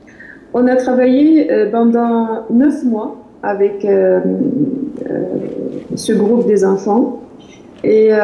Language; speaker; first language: French; non-native, fluent; Arabic